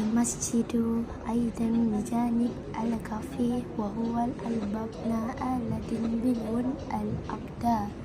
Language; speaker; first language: Arabic; non-native, learner; Malay